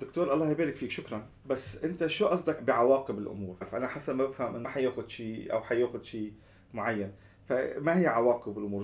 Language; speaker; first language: Arabic; native; Arabic